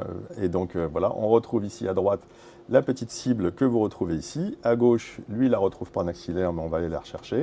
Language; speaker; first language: French; native; French